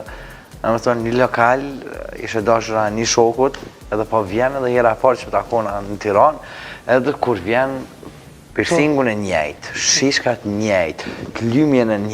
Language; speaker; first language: Albanian; native; Albanian